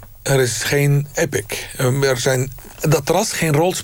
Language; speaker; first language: Dutch; non-native, fluent; Arabic